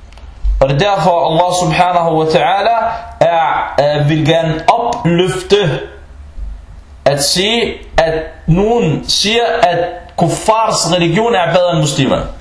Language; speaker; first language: Danish; early bilingual, other home language; Arabic